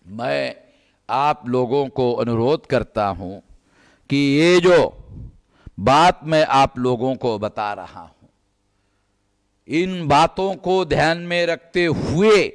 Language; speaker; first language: Hindi; non-native, local second language; Marathi